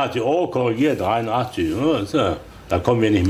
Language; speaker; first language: German; native; German